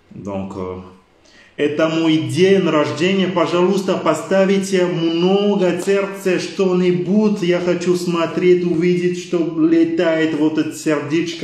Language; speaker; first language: Russian; non-native, learner; French